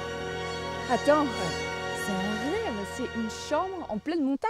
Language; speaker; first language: French; native; French